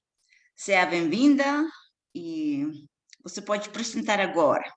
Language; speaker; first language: Portuguese; non-native, learner; Spanish